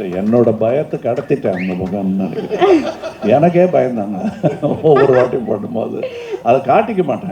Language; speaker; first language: Tamil; native; Tamil